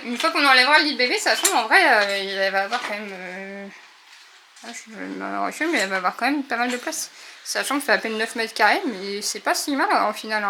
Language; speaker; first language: French; native; French